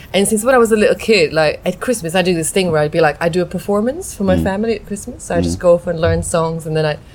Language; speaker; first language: English; non-native, fluent; Slovak